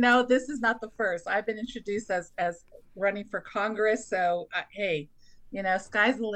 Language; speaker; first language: English; native; English